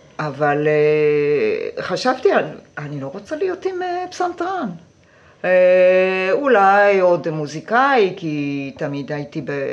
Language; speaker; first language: Hebrew; non-native, fluent; Japanese